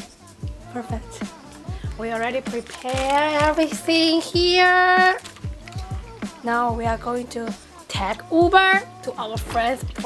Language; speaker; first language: English; non-native, learner; Chinese